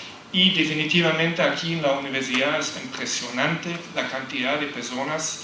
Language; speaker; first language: Spanish; non-native, fluent; German